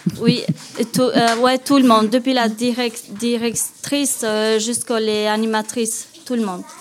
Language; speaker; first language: French; non-native, learner; Albanian